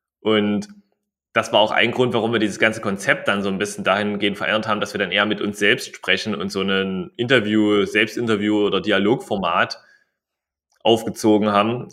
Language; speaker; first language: German; native; German